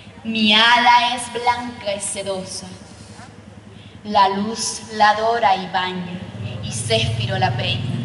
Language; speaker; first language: Spanish; native; Spanish